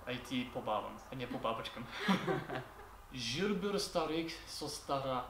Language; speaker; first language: Russian; non-native, learner; English